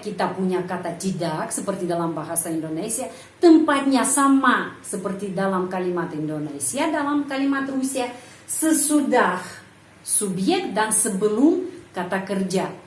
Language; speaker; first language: Indonesian; non-native, fluent; Russian